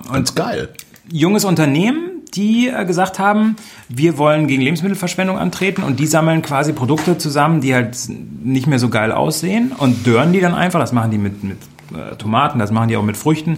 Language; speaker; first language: German; native; German